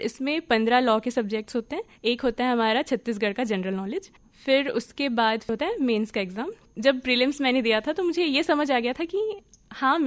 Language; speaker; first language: Hindi; native; Hindi